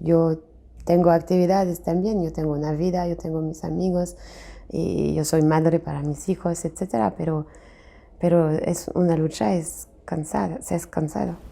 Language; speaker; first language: Spanish; non-native, fluent; French